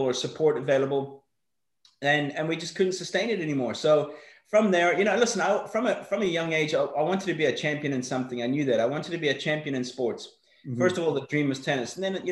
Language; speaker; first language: English; native; English